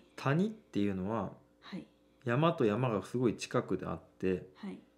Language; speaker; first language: Japanese; native; Japanese